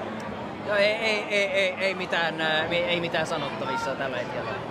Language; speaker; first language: Finnish; non-native, local second language; Swedish